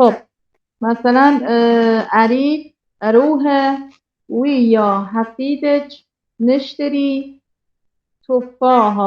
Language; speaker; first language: Arabic; non-native, learner; Persian